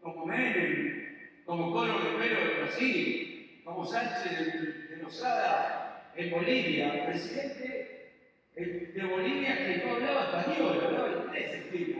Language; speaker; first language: Spanish; native; Spanish